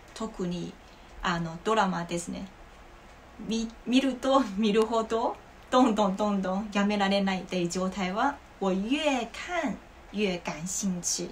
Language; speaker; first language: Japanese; non-native, learner; Chinese